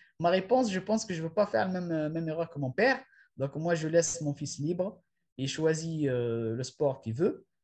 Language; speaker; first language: French; non-native, local second language; Arabic